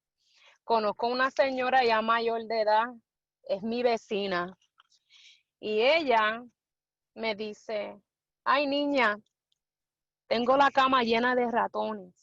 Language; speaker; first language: Spanish; early bilingual, heritage; Spanish